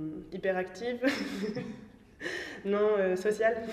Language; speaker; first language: French; native; French